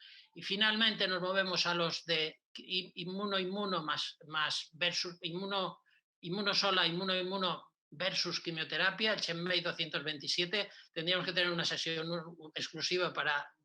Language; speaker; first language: Spanish; native; Spanish